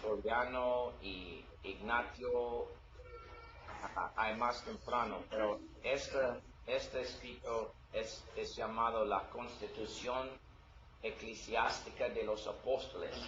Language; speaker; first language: Spanish; non-native, learner; English